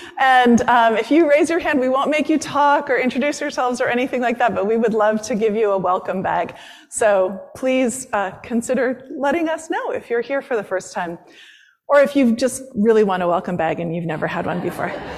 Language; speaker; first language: English; native; English